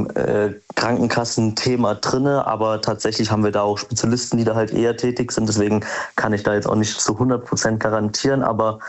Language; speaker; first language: German; native; German